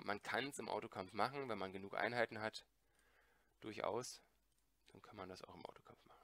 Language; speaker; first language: German; native; German